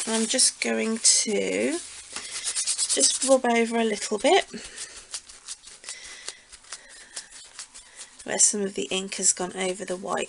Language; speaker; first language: English; native; English